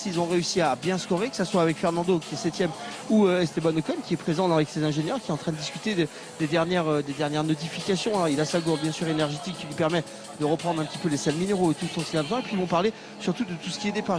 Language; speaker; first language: French; native; French